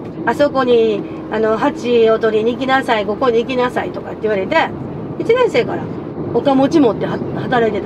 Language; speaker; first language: Japanese; native; Japanese